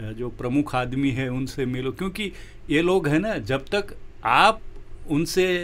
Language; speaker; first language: Hindi; non-native, local second language; Gujarati